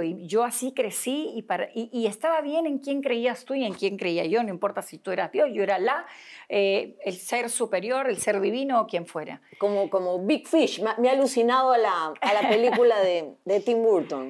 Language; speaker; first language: Spanish; native; Spanish